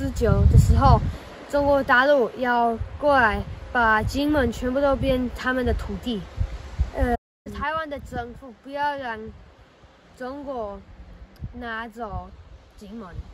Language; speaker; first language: Chinese; early bilingual, heritage; English